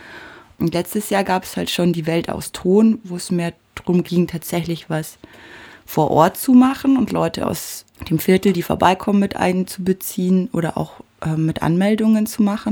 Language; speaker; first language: German; native; German